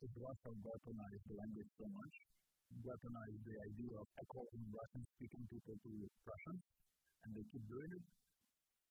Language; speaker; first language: English; non-native, fluent; Ukrainian